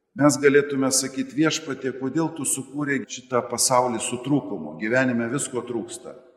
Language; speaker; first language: Lithuanian; native; Lithuanian